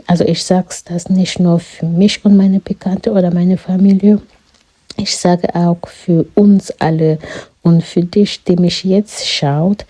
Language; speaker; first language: German; non-native, fluent; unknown